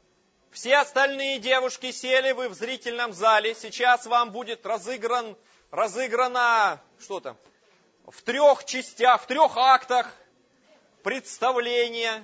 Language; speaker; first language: Russian; native; Russian